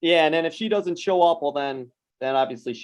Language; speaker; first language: English; native; English